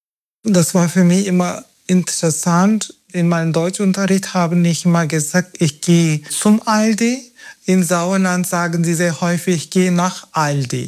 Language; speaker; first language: German; non-native, learner; Turkish